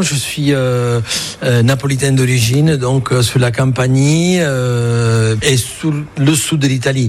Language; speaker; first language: French; non-native, fluent; Italian